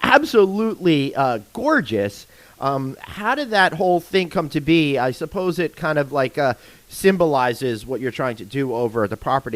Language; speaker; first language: English; native; English